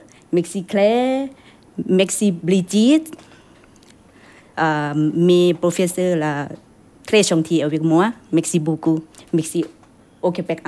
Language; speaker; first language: French; non-native, learner; Thai